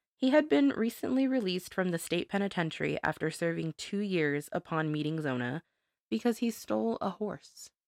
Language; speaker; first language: English; native; English